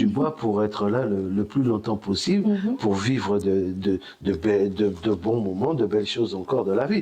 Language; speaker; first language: French; native; French